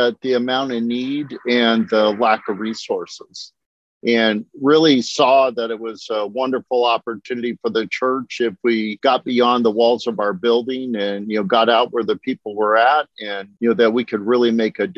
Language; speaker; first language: English; native; English